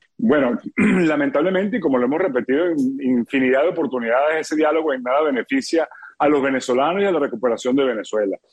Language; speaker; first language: Spanish; native; Spanish